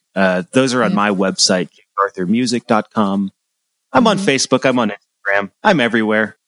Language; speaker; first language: English; native; English